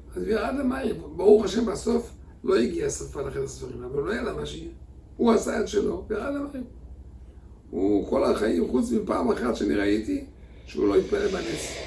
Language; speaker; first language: Hebrew; native; Hebrew